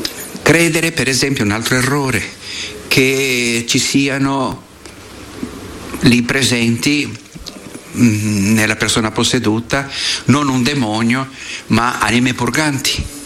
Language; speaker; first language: Italian; non-native, fluent; Portuguese